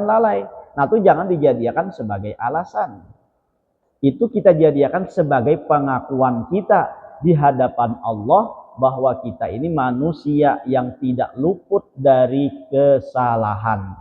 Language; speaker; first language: Indonesian; non-native, local second language; Banjar